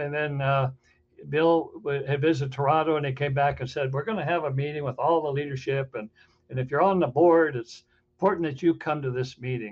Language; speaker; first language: English; native; English